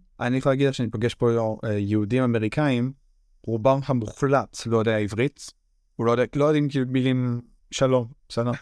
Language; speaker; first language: Hebrew; native; Hebrew